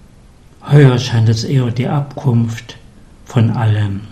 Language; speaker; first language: German; native; German